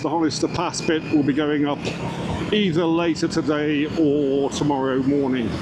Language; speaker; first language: English; native; English